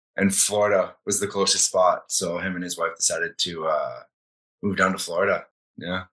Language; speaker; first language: English; native; English